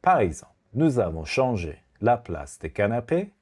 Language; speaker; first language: French; non-native, fluent; Persian